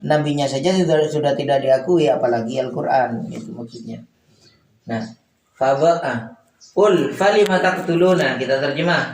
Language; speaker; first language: Indonesian; native; Indonesian